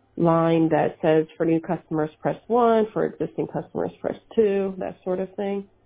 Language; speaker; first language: English; early bilingual, other home language; Spanish